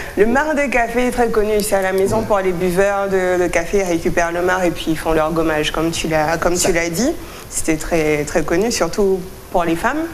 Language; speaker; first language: French; native; French